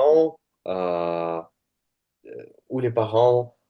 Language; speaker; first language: French; non-native, learner; Russian